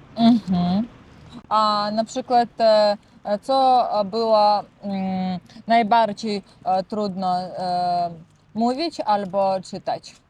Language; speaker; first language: Polish; non-native, learner; Russian